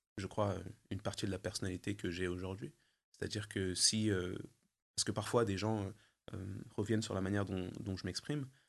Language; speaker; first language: French; early bilingual, other home language; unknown